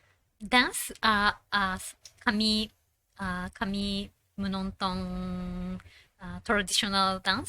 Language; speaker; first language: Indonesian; non-native, learner; Japanese